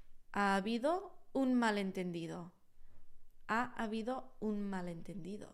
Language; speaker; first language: Spanish; non-native, fluent; English